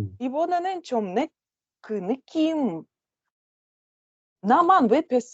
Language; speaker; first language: Korean; non-native, learner; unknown